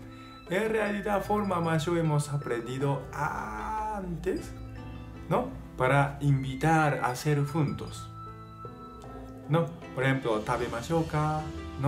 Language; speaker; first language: Spanish; non-native, fluent; Japanese